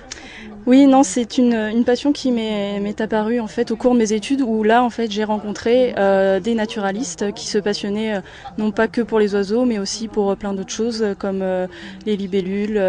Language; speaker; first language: French; native; French